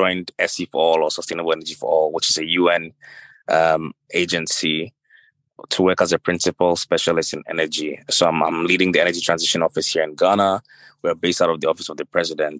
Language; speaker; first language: English; non-native, local second language; Akan